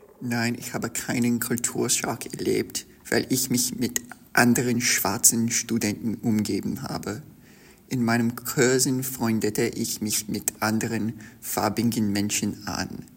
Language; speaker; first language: German; non-native, learner; English